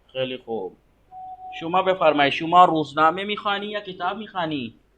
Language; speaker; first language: Persian; non-native, fluent; Urdu